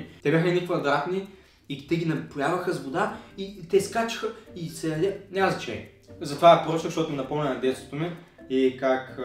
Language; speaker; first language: Bulgarian; native; Bulgarian